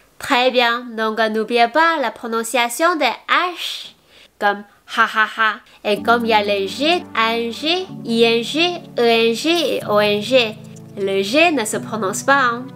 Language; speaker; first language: French; non-native, fluent; Chinese